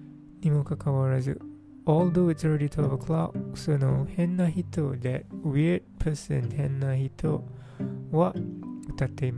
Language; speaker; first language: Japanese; non-native, learner; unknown